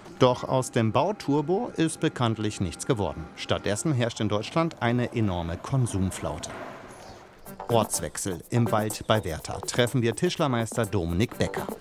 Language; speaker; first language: German; native; German